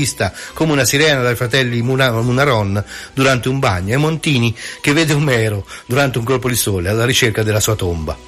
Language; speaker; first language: Italian; native; Italian